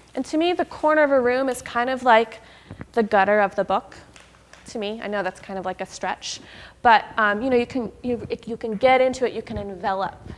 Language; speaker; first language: English; native; English